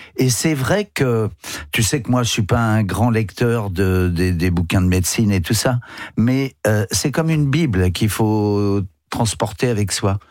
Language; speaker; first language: French; native; French